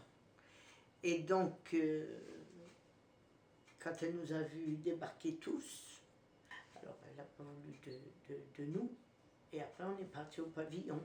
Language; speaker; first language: French; native; French